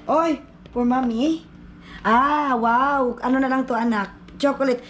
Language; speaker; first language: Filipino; non-native, local second language; Waray